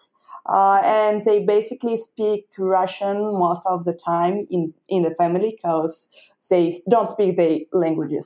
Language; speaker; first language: English; non-native, fluent; Russian